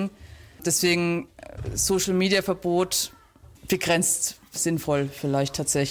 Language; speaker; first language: German; native; German